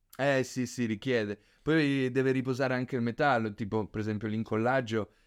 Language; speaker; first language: Italian; early bilingual, other home language; Spanish